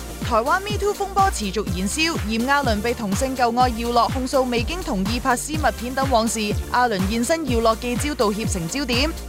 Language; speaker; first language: Chinese; native; Chinese